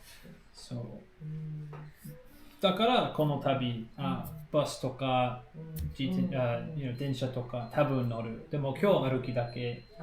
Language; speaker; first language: Japanese; non-native, learner; English